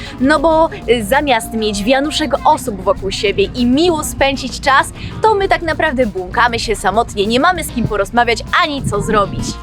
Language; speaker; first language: Polish; native; Polish